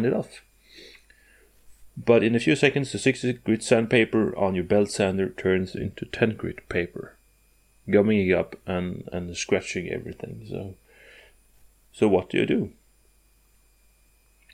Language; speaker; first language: English; non-native, fluent; Norwegian